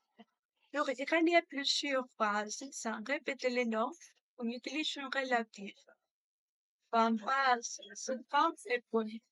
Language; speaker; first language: French; non-native, learner; Spanish